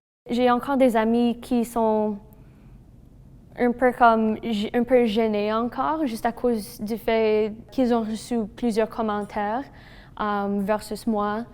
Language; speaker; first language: French; non-native, local second language; English